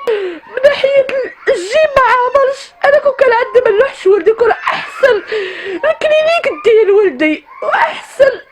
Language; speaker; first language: Arabic; native; Arabic